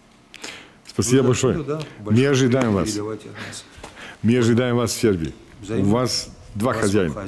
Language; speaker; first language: Russian; non-native, learner; Serbian